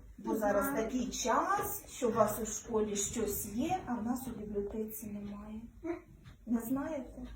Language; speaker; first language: Ukrainian; native; Ukrainian